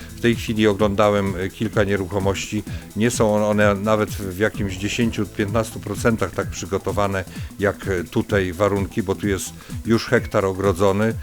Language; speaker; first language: Polish; native; Polish